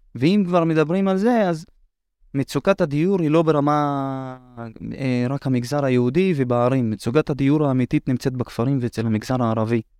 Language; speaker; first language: Hebrew; non-native, local second language; Arabic